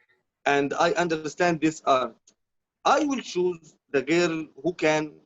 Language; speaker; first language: English; non-native, learner; Arabic